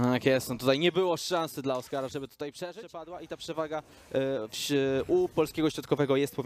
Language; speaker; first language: Polish; native; Polish